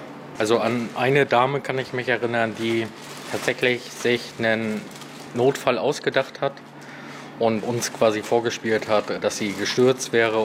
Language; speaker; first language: German; native; German